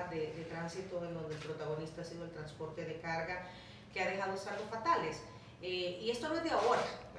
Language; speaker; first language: Spanish; native; Spanish